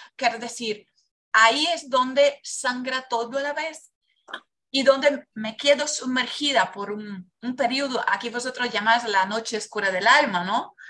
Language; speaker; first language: Spanish; non-native, fluent; Portuguese